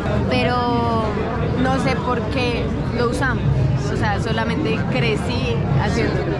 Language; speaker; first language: Spanish; native; Spanish